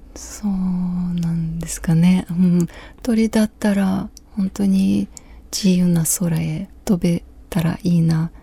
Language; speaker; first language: Japanese; non-native, fluent; Ukrainian